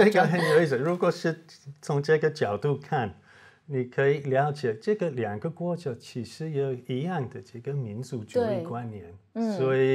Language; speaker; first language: Chinese; non-native, fluent; English